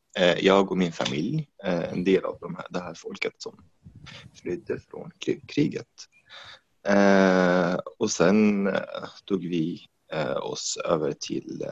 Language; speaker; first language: Swedish; non-native, fluent; Arabic